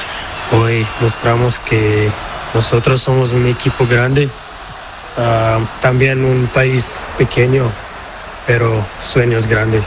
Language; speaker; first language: Spanish; non-native, learner; Portuguese